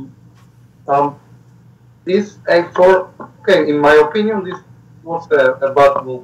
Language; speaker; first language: English; non-native, learner; Spanish